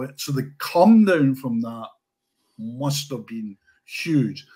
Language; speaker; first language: English; native; English